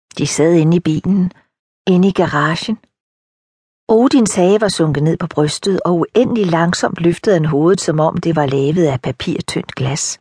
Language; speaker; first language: Danish; native; Danish